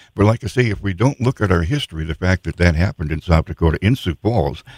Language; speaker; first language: English; native; English